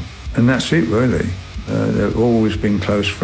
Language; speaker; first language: English; native; English